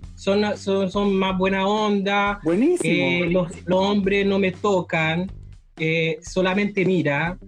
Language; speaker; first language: Spanish; non-native, fluent; Haitian Creole